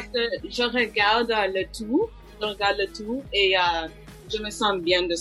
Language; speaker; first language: French; non-native, local second language; English